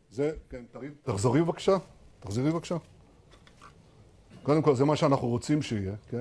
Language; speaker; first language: Hebrew; early bilingual, heritage; Hebrew